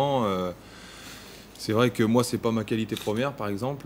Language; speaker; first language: French; native; French